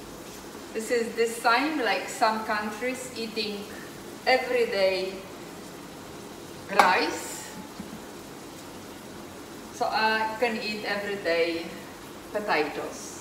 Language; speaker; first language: English; non-native, learner; Polish